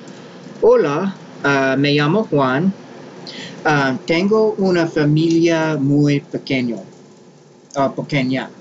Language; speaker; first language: Spanish; non-native, learner; English